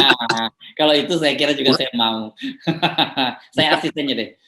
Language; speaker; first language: Indonesian; native; Indonesian